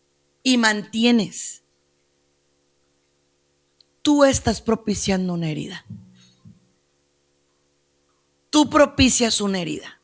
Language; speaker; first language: Spanish; native; Spanish